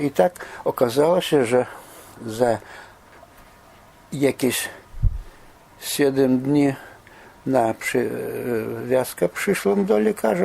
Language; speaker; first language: Polish; non-native, fluent; Belarusian